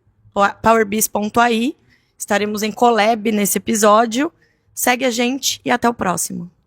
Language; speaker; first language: Portuguese; native; Portuguese